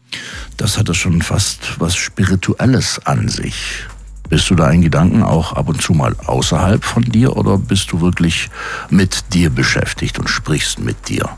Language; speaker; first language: German; native; German